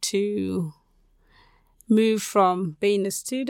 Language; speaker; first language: English; non-native, local second language; Krio